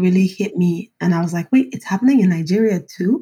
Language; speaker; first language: English; non-native, local second language; Yoruba